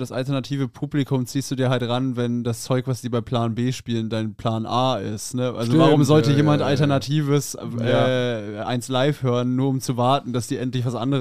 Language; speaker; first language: German; native; German